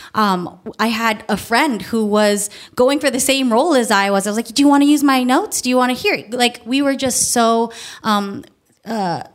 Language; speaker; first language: English; early bilingual, other home language; Filipino